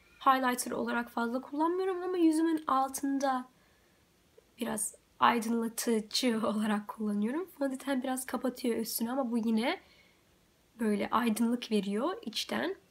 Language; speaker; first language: Turkish; early bilingual, heritage; Turkish